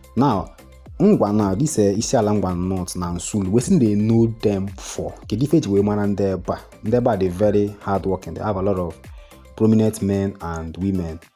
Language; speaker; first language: Nigerian Pidgin; non-native, local second language; Igbo